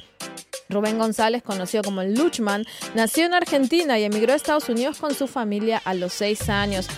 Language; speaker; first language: Spanish; native; Spanish